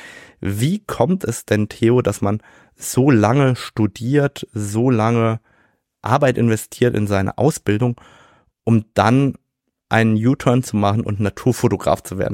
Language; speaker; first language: German; native; German